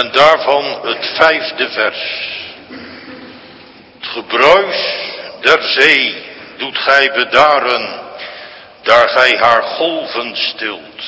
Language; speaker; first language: Dutch; native; Dutch